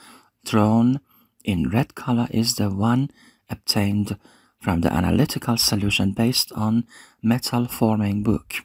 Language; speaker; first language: English; non-native, fluent; Persian